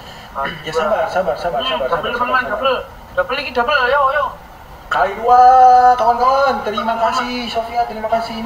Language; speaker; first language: Indonesian; native; Indonesian